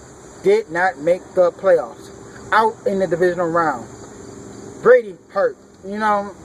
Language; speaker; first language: English; native; English